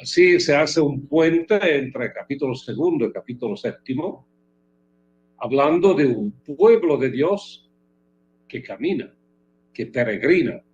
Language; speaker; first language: Spanish; non-native, fluent; Italian